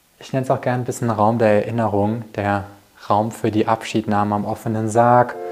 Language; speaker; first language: German; native; German